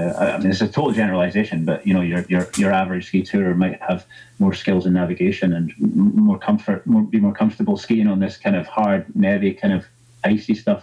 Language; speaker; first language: English; native; English